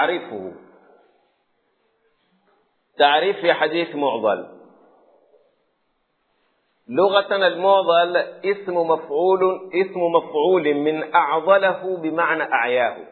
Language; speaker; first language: Arabic; non-native, fluent; Swahili